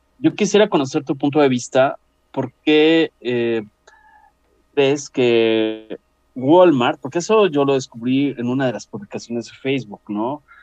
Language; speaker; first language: Spanish; native; Spanish